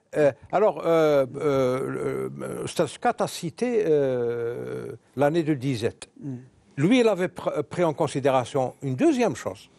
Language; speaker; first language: French; non-native, local second language; Arabic